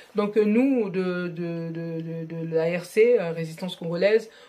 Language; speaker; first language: French; non-native, local second language; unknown